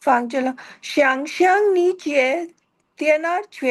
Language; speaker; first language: Chinese; non-native, learner; Hindi